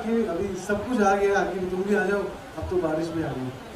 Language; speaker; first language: Hindi; native; Hindi